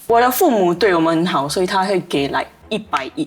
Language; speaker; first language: Chinese; non-native, local second language; English